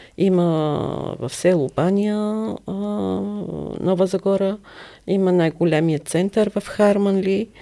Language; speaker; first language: Bulgarian; non-native, fluent; Arabic